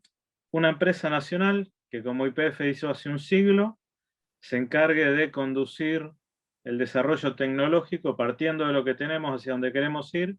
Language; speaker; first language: Spanish; native; Spanish